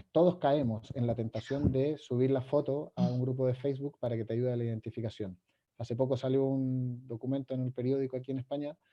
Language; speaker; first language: Spanish; native; Spanish